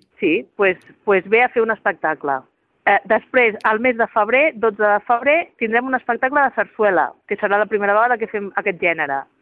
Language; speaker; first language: Catalan; native; Catalan